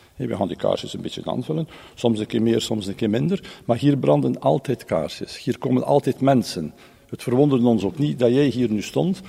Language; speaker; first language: Dutch; native; Dutch